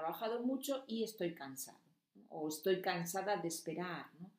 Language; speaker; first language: Spanish; non-native, fluent; German